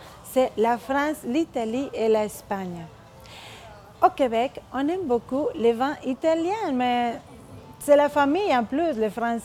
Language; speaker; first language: French; non-native, fluent; Spanish